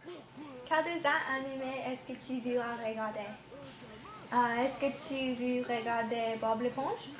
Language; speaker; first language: French; non-native, learner; English